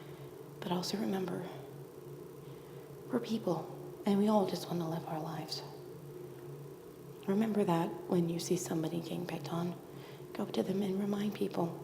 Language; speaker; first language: English; native; English